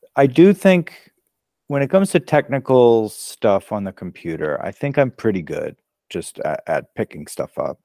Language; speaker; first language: English; native; English